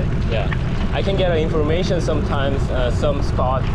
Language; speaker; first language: English; non-native, learner; Korean